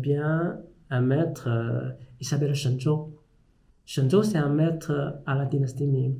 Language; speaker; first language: French; non-native, fluent; Chinese